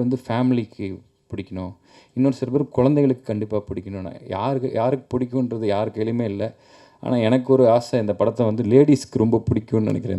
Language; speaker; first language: Tamil; native; Tamil